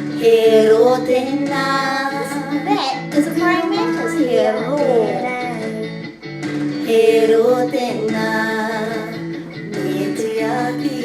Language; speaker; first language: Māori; non-native, fluent; English